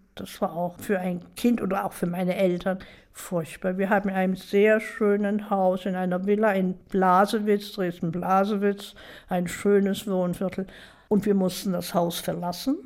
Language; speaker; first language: German; native; German